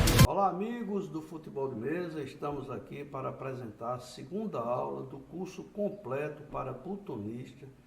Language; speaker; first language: Portuguese; native; Portuguese